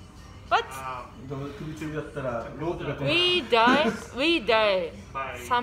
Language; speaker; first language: English; non-native, learner; Japanese